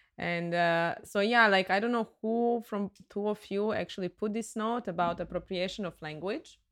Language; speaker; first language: English; non-native, fluent; Serbian